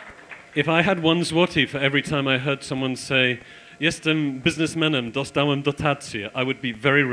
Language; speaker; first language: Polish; non-native, learner; English